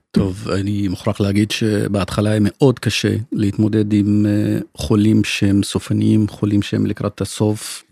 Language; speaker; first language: Hebrew; non-native, local second language; Arabic